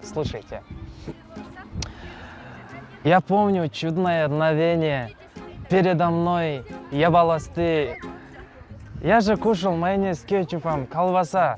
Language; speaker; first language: Russian; non-native, local second language; Kazakh